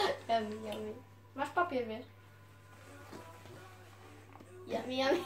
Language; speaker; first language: Polish; early bilingual, heritage; Polish